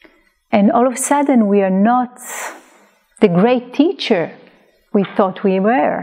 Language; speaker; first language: English; non-native, fluent; Hebrew